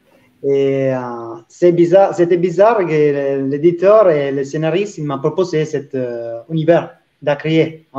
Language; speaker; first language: French; non-native, learner; Italian